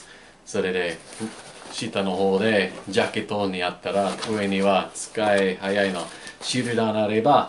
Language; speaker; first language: Japanese; non-native, learner; English